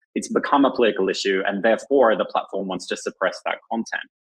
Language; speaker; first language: English; native; English